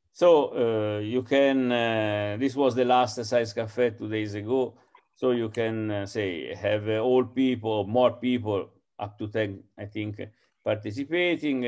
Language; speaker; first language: English; non-native, fluent; Italian